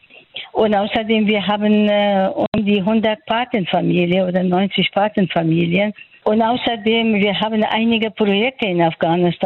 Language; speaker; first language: German; non-native, fluent; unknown